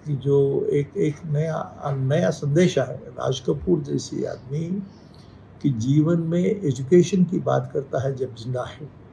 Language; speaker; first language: Hindi; non-native, local second language; Marathi